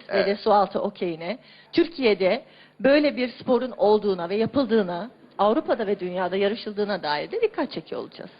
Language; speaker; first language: Turkish; native; Turkish